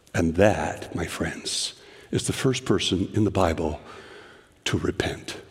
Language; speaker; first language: English; native; English